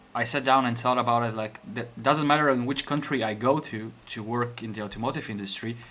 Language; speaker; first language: English; non-native, fluent; Bulgarian